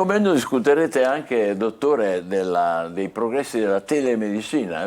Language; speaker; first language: Italian; native; Italian